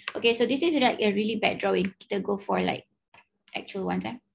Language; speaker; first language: English; non-native, local second language; Malay